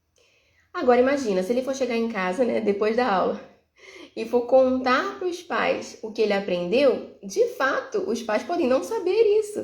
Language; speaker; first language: Portuguese; native; Portuguese